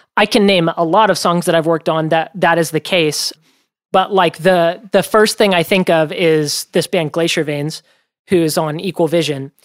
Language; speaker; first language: English; native; English